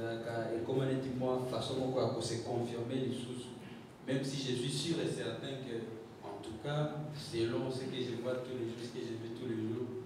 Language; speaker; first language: French; non-native, local second language; Lingala